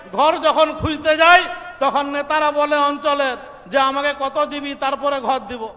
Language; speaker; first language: Bangla; native; Bangla